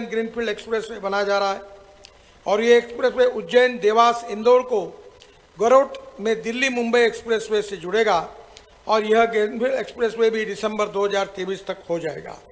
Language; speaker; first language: Hindi; non-native, local second language; Marathi